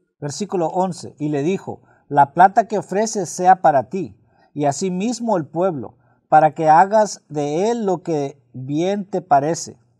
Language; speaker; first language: Spanish; early bilingual, heritage; Spanish